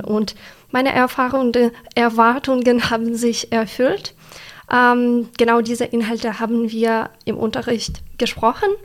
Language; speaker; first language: German; non-native, fluent; Ukrainian